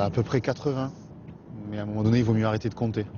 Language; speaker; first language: French; native; French